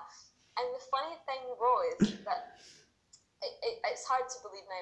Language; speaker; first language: English; native; English